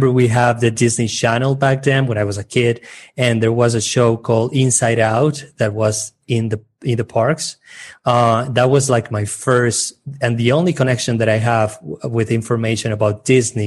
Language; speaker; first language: English; non-native, fluent; Spanish